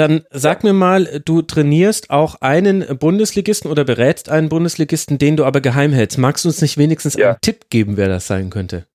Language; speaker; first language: German; native; German